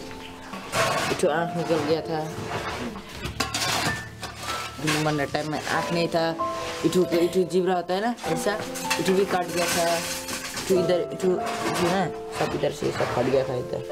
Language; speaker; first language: Hindi; non-native, local second language; Nepali